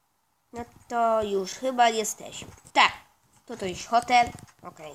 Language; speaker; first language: Polish; non-native, learner; Russian